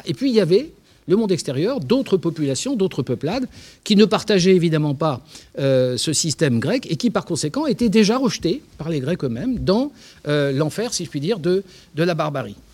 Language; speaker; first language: French; native; French